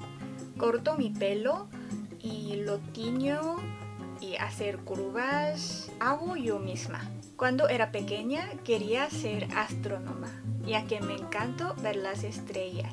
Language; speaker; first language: Spanish; non-native, fluent; Korean